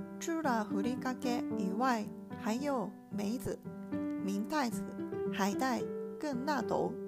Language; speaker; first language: Chinese; non-native, learner; Japanese